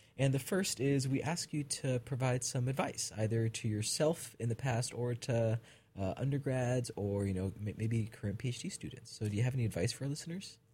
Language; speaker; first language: English; native; English